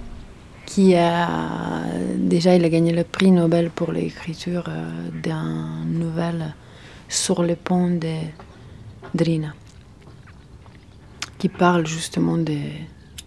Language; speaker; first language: French; non-native, fluent; Serbian